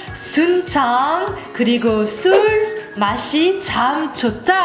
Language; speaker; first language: Korean; non-native, learner; French